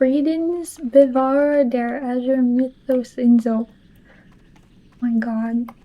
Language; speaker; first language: German; non-native, learner; English